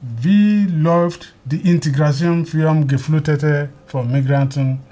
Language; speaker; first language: German; non-native, learner; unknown